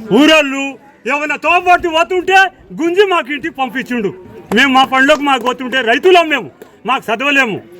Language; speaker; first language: Telugu; non-native, local second language; Lambadi